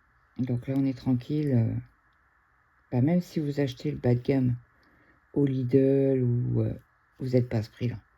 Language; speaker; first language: French; native; French